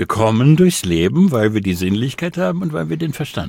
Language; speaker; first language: German; native; German